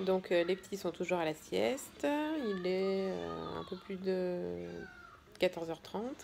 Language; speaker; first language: French; native; French